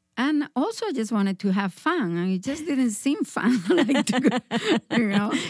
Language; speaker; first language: English; non-native, fluent; Spanish